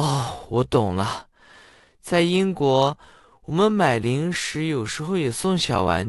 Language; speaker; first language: Chinese; non-native, fluent; English